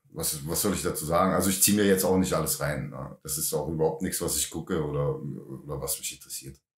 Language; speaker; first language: German; native; German